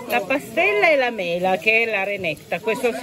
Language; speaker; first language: Italian; native; Italian